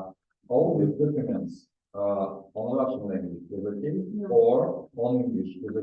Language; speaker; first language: English; non-native, learner; Russian